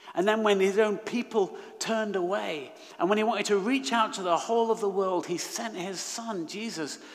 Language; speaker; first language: English; native; English